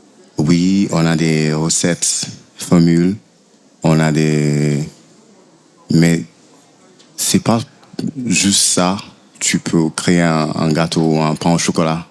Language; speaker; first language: French; non-native, fluent; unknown